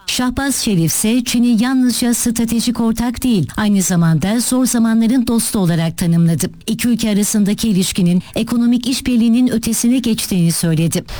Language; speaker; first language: Turkish; native; Turkish